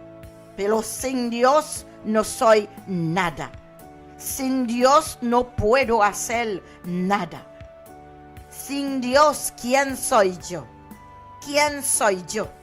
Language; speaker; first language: Spanish; non-native, learner; Haitian Creole